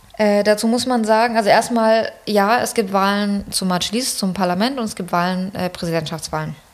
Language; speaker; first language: German; early bilingual, other home language; Persian